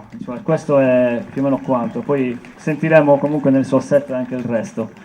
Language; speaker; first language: Italian; native; Italian